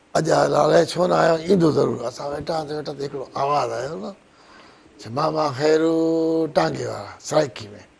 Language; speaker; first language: Sindhi; non-native, local second language; Brahui